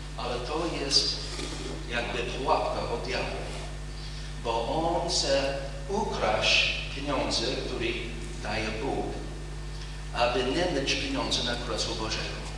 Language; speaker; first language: Polish; non-native, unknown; English